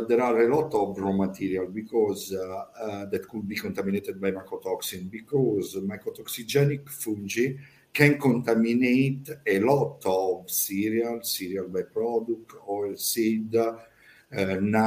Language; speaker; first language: English; non-native, fluent; Italian